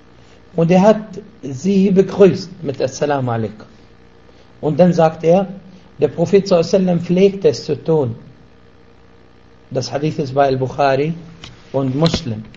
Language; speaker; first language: German; non-native, fluent; Arabic